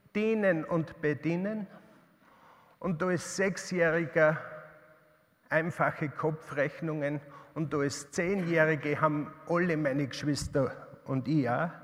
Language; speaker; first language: German; native; German